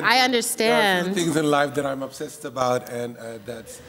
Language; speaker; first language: English; early bilingual, other home language; Dutch